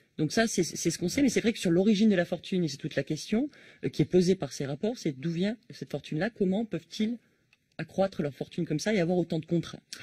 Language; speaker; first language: French; native; French